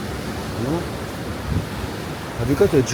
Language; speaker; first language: English; non-native, learner; French